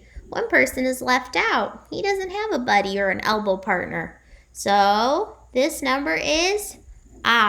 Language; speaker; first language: English; native; English